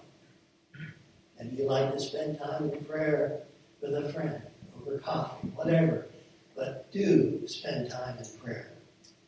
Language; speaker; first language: English; native; English